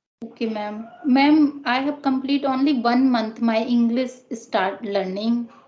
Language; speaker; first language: English; non-native, learner; Hindi